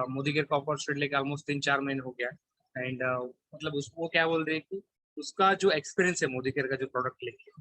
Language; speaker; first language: Hindi; non-native, local second language; Kannada